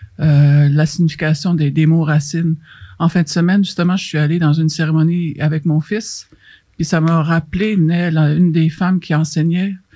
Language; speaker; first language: French; non-native, local second language; Cree